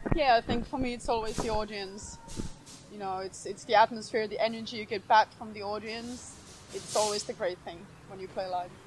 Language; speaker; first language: English; non-native, fluent; Finnish